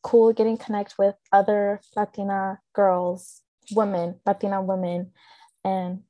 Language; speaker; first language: English; native; English